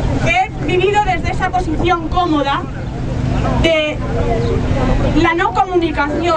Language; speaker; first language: Spanish; native; Spanish